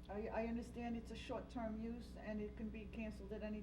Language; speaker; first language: English; native; English